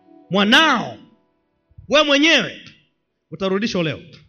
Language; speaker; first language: Swahili; native; Swahili